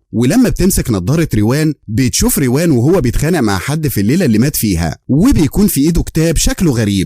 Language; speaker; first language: Arabic; native; Arabic